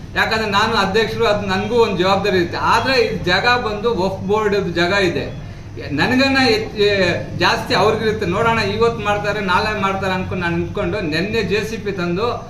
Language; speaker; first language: Kannada; non-native, local second language; Urdu